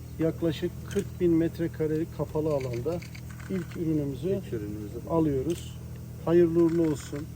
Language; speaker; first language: Turkish; native; Turkish